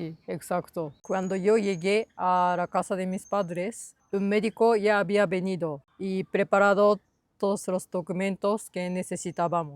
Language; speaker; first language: Spanish; non-native, learner; Japanese